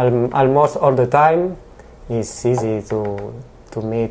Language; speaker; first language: English; non-native, learner; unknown